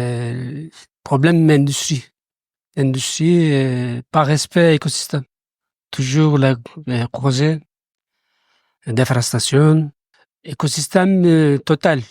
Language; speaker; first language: French; non-native, learner; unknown